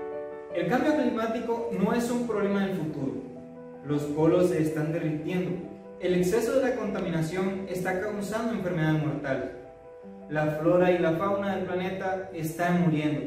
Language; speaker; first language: Spanish; native; Spanish